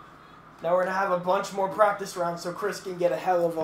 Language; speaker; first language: English; native; English